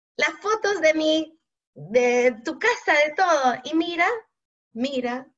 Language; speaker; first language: Spanish; non-native, fluent; English